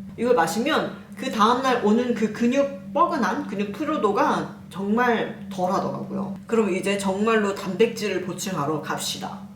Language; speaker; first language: Korean; native; Korean